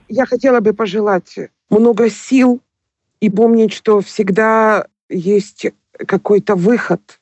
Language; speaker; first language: Russian; native; Russian